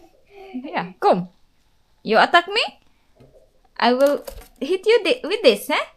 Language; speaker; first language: English; non-native, local second language; Filipino